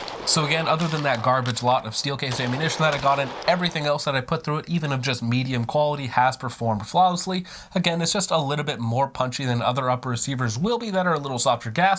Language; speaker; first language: English; native; English